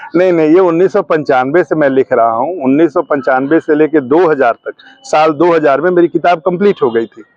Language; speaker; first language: Hindi; non-native, local second language; Bhojpuri